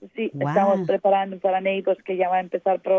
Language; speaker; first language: Spanish; native; Spanish